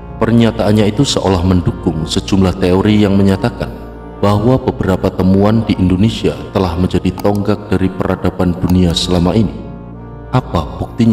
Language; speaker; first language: Indonesian; native; Indonesian